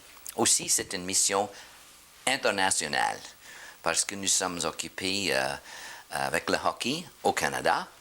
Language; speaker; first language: French; non-native, learner; English